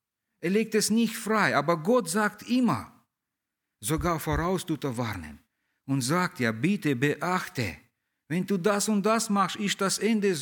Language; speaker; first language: German; early bilingual, heritage; German